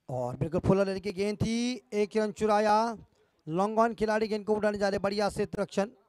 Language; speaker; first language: Hindi; non-native, local second language; Marathi